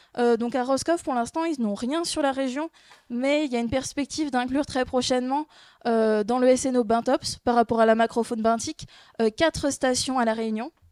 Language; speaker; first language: French; native; French